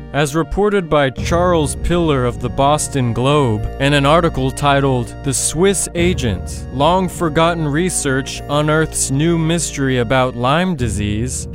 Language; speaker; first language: English; native; English